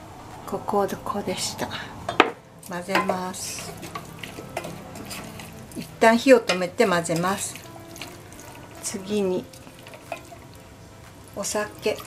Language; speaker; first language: Japanese; native; Japanese